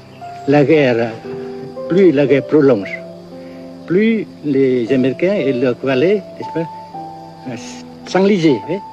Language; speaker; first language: French; non-native, local second language; Vietnamese